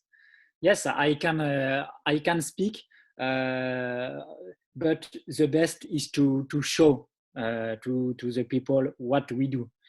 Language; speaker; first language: English; non-native, learner; French